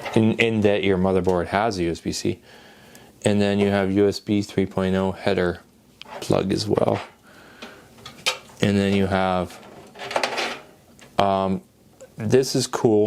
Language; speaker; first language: English; native; English